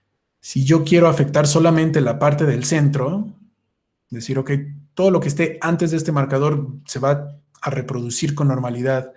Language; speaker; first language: Spanish; native; Spanish